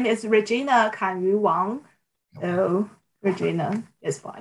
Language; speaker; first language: English; non-native, fluent; Chinese